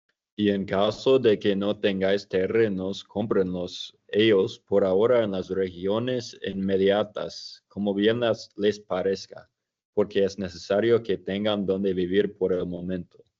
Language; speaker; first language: Spanish; non-native, fluent; English